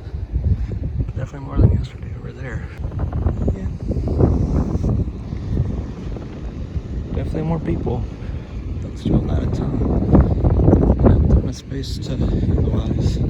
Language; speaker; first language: English; native; English